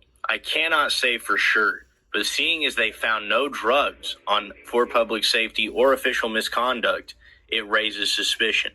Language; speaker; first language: English; native; English